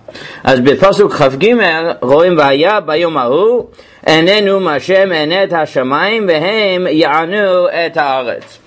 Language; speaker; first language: Hebrew; non-native, fluent; English